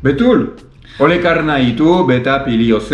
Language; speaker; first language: Indonesian; non-native, learner; French